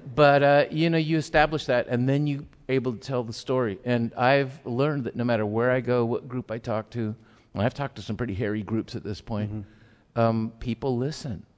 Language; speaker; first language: English; early bilingual, other home language; Spanish